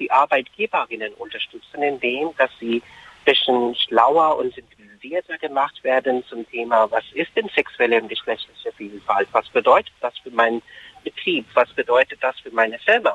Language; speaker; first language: German; non-native, fluent; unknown